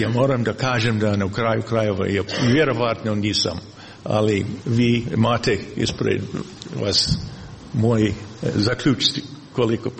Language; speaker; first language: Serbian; non-native, learner; English